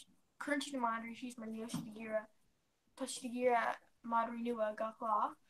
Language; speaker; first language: Irish; non-native, learner; English